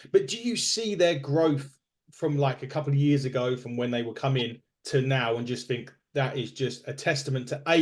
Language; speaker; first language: English; native; English